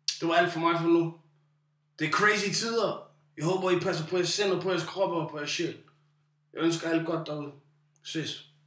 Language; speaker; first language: Danish; early bilingual, other home language; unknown